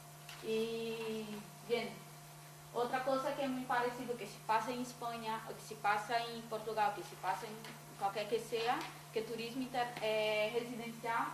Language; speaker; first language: Spanish; non-native, fluent; Portuguese